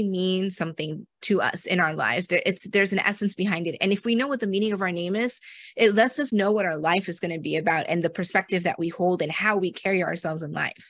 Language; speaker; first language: English; native; English